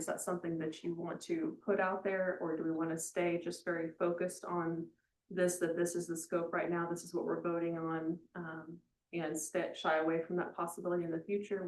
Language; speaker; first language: English; native; English